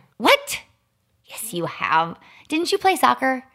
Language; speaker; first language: English; native; English